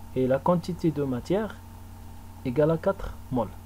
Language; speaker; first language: French; non-native, local second language; Arabic